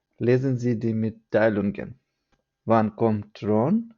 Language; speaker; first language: German; non-native, fluent; Ukrainian